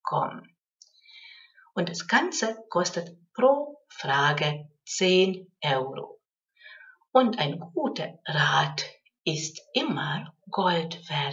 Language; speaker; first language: German; non-native, fluent; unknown